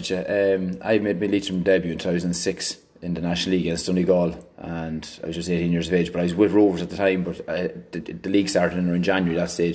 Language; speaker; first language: English; native; English